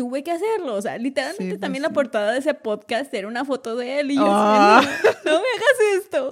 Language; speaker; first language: Spanish; native; Spanish